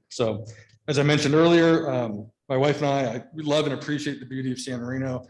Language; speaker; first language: English; native; English